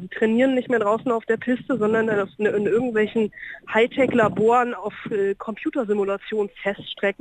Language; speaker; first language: German; native; German